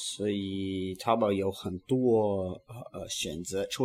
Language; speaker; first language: Chinese; non-native, learner; English